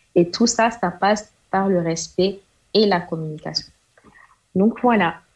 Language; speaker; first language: French; non-native, local second language; Wolof